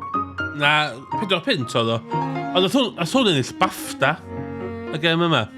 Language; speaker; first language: Welsh; native; Welsh